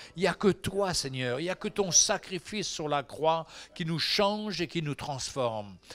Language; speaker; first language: French; native; French